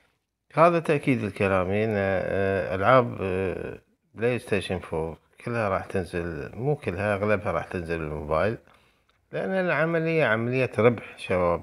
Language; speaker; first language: Arabic; native; Arabic